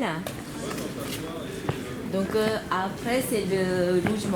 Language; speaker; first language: French; non-native, learner; Korean